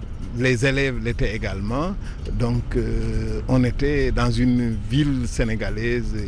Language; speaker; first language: French; native; French